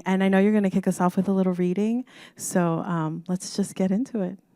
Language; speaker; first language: English; native; English